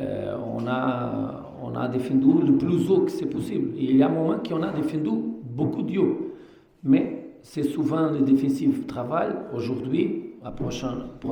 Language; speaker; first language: French; non-native, fluent; Portuguese